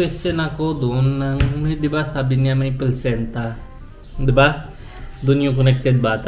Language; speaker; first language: Filipino; non-native, learner; Hindi